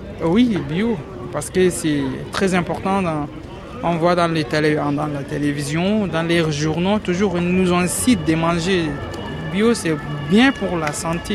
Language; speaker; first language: French; non-native, learner; Arabic